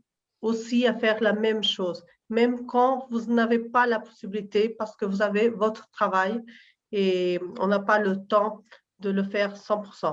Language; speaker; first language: French; non-native, learner; Portuguese